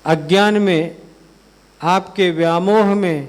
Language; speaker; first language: Hindi; non-native, local second language; Gujarati